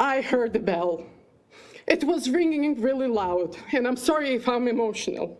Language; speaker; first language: English; non-native, fluent; Ukrainian